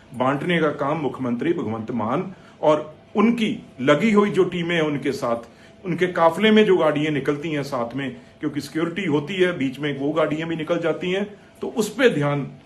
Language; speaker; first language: Hindi; non-native, local second language; Punjabi